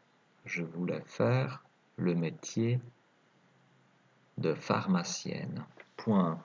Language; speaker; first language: French; native; French